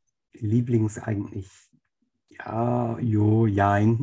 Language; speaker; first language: German; non-native, fluent; English